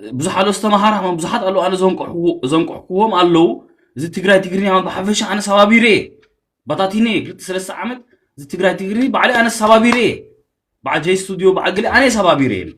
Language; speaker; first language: Tigrinya; early bilingual, heritage; Tigrinya